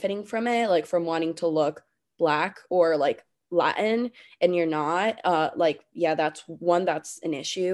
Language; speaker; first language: English; non-native, fluent; Spanish